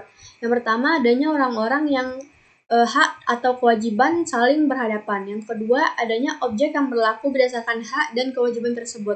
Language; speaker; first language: Indonesian; native; Indonesian